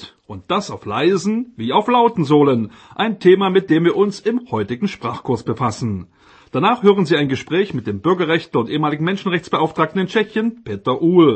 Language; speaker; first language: German; native; German